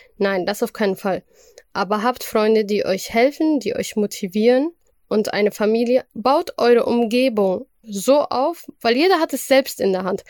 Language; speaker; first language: German; early bilingual, other home language; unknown